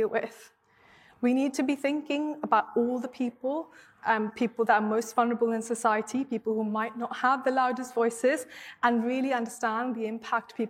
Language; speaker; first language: English; non-native, local second language; Hindi